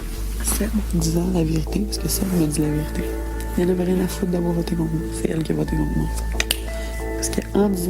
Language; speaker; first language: French; native; French